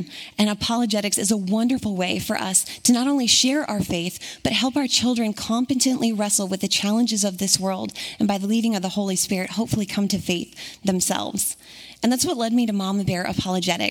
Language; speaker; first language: English; native; English